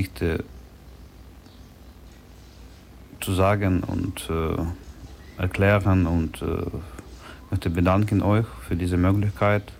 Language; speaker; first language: German; non-native, learner; Ukrainian